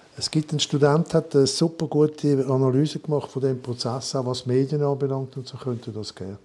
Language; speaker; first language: German; non-native, local second language; French